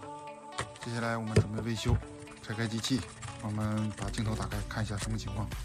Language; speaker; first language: Chinese; native; Chinese